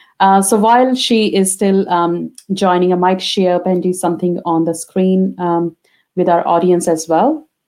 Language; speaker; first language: English; non-native, local second language; Punjabi